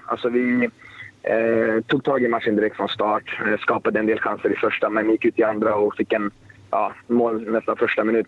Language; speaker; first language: Swedish; native; Swedish